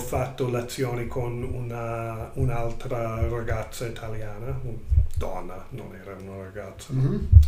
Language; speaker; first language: Italian; non-native, learner; English